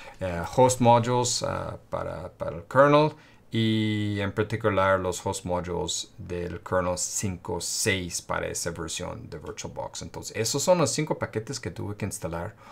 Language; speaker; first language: Spanish; non-native, fluent; English